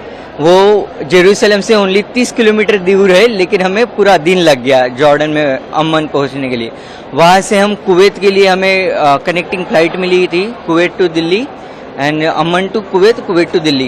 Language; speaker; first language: Hindi; native; Hindi